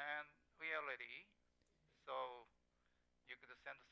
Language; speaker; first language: English; non-native, learner; Japanese